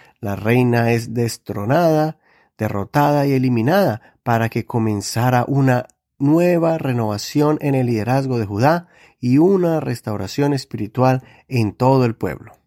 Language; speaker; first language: Spanish; native; Spanish